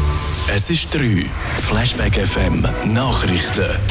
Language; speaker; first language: German; native; German